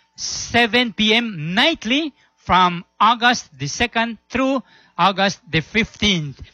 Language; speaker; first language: English; non-native, local second language; Spanish